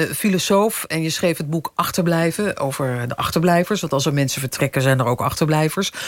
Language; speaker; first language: Dutch; native; Dutch